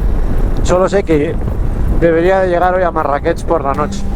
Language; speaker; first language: Spanish; native; Spanish